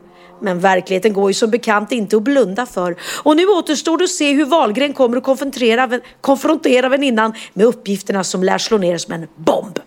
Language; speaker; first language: Swedish; native; Swedish